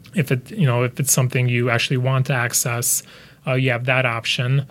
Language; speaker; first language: English; native; English